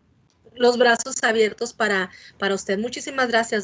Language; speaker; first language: Spanish; native; Spanish